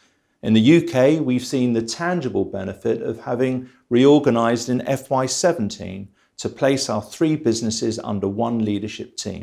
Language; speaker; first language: English; native; English